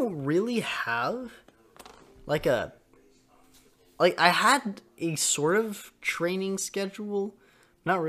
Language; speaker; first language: English; native; English